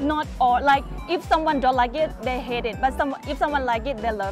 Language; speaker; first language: English; non-native, fluent; Thai